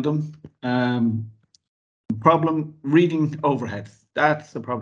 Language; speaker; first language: English; native; English